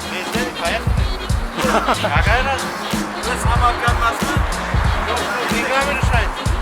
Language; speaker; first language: Russian; non-native, learner; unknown